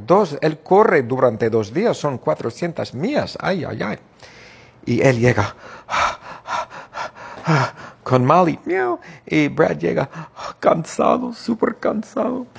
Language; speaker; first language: Spanish; non-native, fluent; English